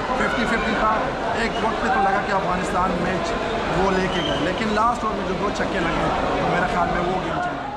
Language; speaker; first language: Urdu; non-native, local second language; Pashto